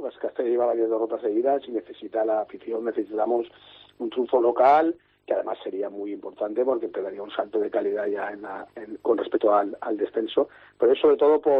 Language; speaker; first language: Spanish; native; Spanish